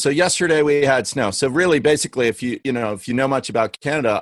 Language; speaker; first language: English; native; English